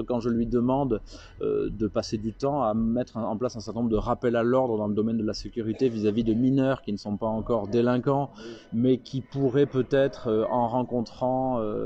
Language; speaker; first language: French; native; French